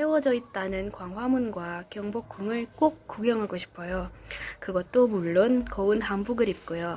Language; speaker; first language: Korean; non-native, learner; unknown